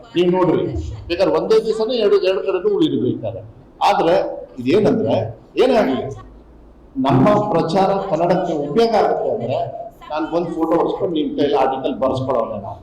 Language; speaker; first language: Kannada; native; Kannada